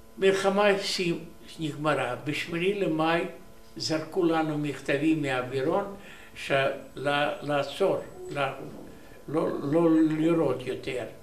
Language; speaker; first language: Hebrew; non-native, learner; Romanian